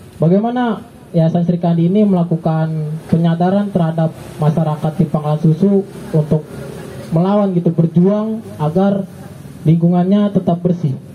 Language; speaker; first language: Indonesian; native; Indonesian